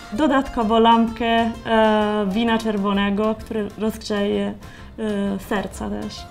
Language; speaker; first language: Polish; non-native, fluent; Italian